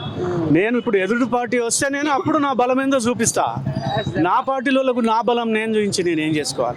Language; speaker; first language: Telugu; native; Telugu